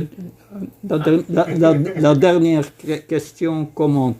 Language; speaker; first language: French; non-native, fluent; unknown